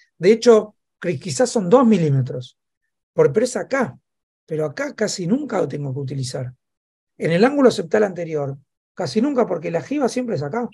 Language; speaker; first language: Spanish; native; Spanish